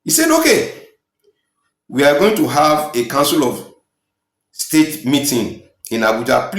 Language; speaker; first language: English; non-native, local second language; Yoruba